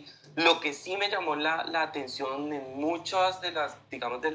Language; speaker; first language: Spanish; native; Spanish